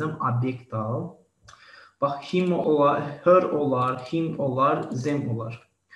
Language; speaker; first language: English; non-native, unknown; Azerbaijani